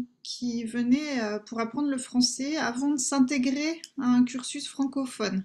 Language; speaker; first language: French; native; French